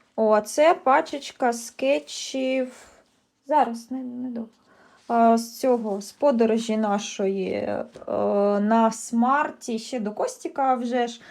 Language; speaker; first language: Ukrainian; native; Ukrainian